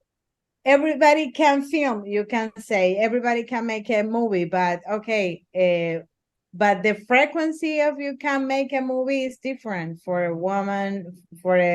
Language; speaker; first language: English; non-native, learner; Spanish